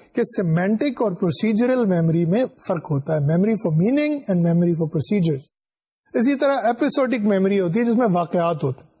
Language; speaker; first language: Urdu; non-native, local second language; Punjabi